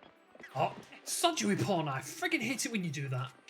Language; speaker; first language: English; native; English